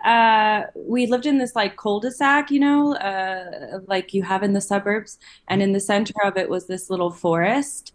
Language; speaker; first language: English; native; English